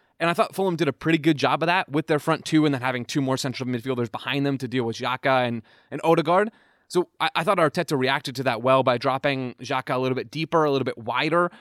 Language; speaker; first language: English; native; English